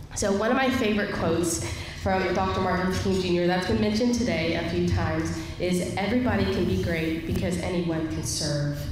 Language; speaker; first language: English; native; English